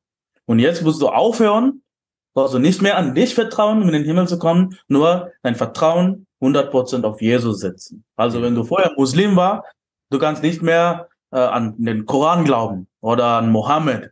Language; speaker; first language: German; non-native, fluent; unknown